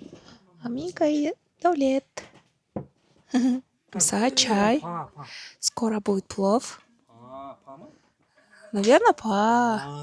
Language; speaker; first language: Russian; non-native, local second language; Kazakh